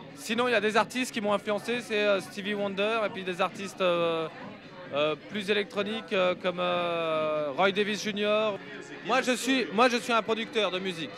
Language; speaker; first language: French; native; French